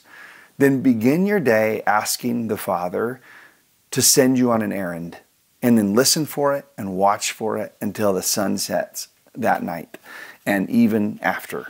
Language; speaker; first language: English; native; English